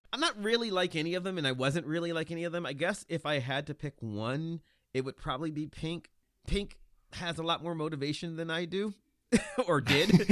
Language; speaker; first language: English; native; English